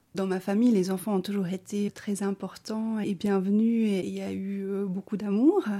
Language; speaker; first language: French; early bilingual, other home language; Spanish